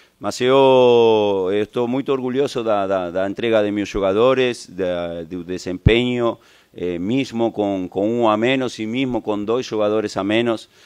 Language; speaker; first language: Portuguese; non-native, fluent; Spanish